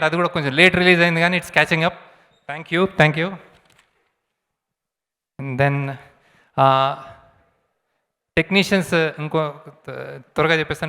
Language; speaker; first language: Telugu; native; Telugu